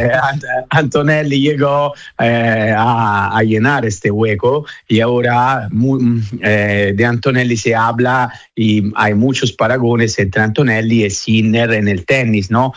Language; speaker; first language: Spanish; non-native, fluent; Italian